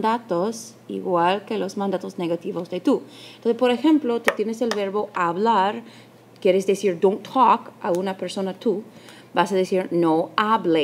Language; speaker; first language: Spanish; non-native, fluent; English